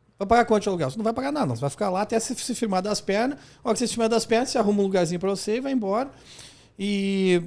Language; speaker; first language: Portuguese; native; Portuguese